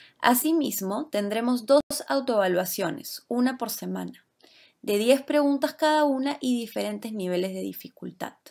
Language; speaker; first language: Spanish; native; Spanish